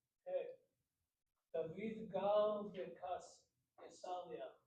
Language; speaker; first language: Hebrew; non-native, learner; English